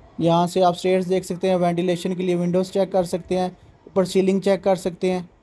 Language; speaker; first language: Urdu; non-native, local second language; Punjabi